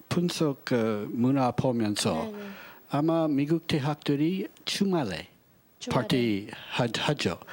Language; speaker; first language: Korean; non-native, fluent; English